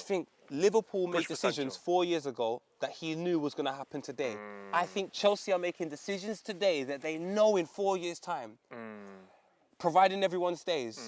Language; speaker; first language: English; native; English